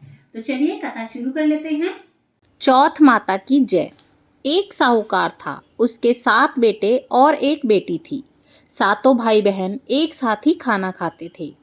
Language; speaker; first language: Hindi; native; Hindi